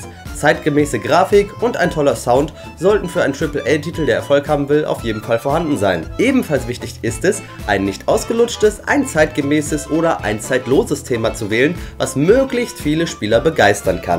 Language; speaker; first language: German; native; German